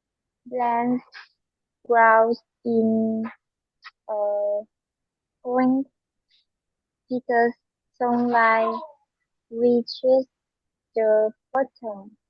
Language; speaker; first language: English; non-native, learner; Vietnamese